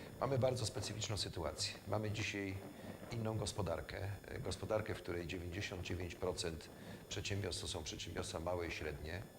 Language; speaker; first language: Polish; native; Polish